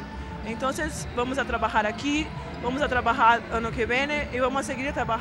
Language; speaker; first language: Spanish; non-native, learner; Portuguese